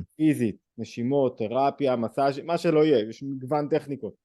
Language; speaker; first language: Hebrew; native; Hebrew